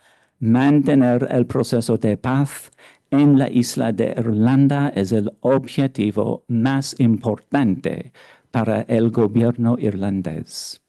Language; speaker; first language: Spanish; non-native, fluent; English